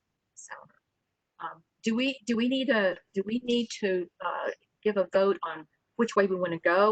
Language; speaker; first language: English; native; English